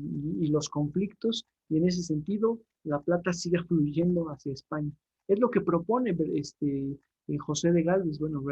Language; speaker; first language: Spanish; native; Spanish